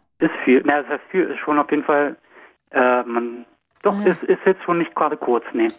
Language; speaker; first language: German; native; German